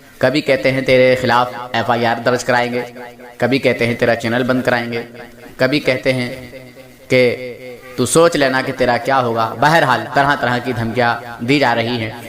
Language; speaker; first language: Urdu; native; Urdu